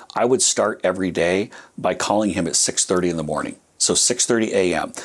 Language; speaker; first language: English; native; English